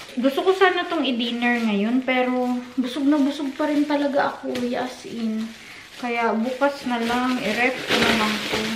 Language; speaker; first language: Filipino; non-native, local second language; Cebuano